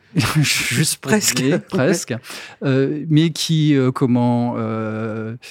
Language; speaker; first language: French; native; French